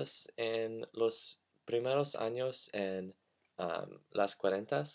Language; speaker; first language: Spanish; non-native, learner; English